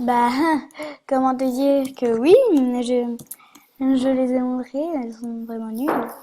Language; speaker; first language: French; native; French